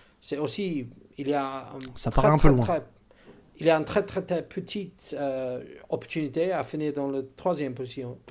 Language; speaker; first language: French; non-native, learner; English